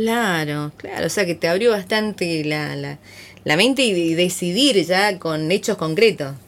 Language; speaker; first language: Spanish; native; Spanish